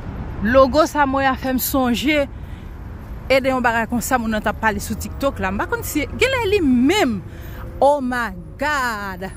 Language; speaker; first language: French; non-native, local second language; Haitian Creole